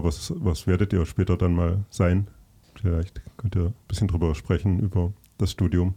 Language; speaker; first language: German; native; German